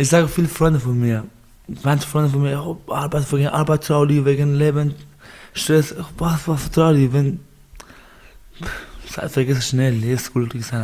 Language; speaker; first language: German; non-native, learner; Baluchi